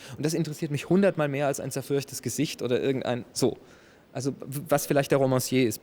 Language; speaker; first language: German; native; German